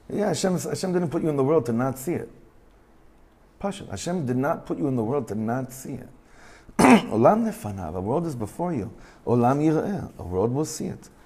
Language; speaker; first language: English; native; English